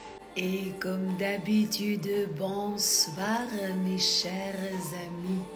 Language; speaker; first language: French; non-native, fluent; Ukrainian